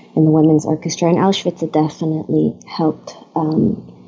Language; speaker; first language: English; non-native, fluent; Hebrew